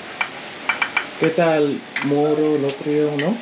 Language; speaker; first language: Spanish; non-native, learner; English